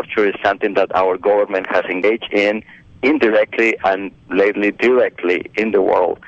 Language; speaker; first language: English; non-native, fluent; Spanish